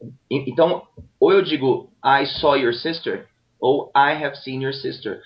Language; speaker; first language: English; non-native, fluent; Portuguese